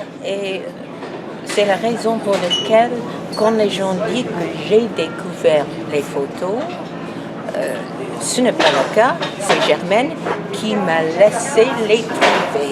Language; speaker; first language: French; non-native, fluent; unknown